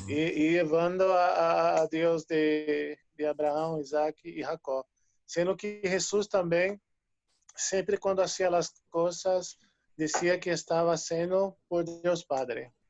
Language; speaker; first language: Spanish; non-native, fluent; Portuguese